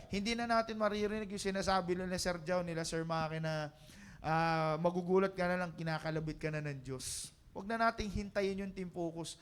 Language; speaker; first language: Filipino; native; Filipino